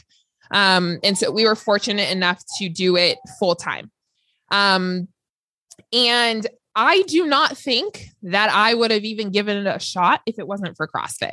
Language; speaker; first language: English; native; English